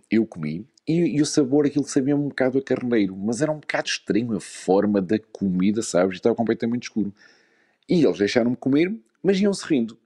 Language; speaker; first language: Portuguese; native; Portuguese